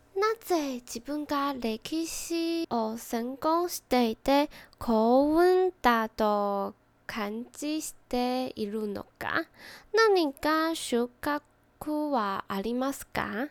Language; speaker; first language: Japanese; non-native, learner; Chinese